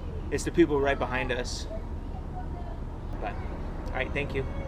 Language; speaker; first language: English; native; English